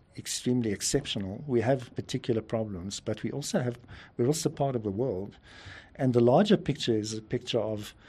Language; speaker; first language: English; native; English